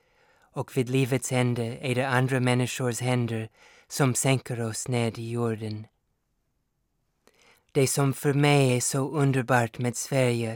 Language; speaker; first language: Swedish; non-native, fluent; English